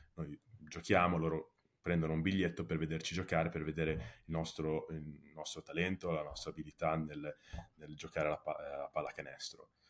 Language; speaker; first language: Italian; early bilingual, heritage; Italian